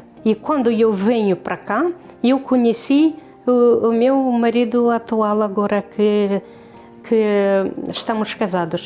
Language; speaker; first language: Portuguese; non-native, fluent; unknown